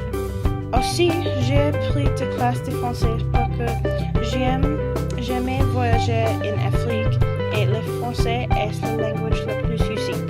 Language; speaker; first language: French; non-native, learner; English